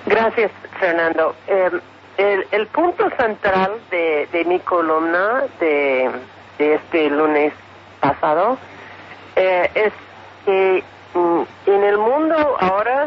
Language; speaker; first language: Spanish; non-native, fluent; English